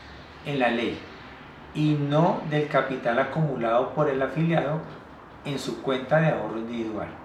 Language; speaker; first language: Spanish; native; Spanish